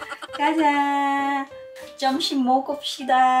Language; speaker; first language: Korean; non-native, learner; Cebuano